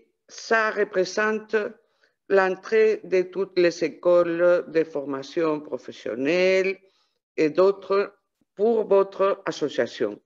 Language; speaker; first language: French; non-native, fluent; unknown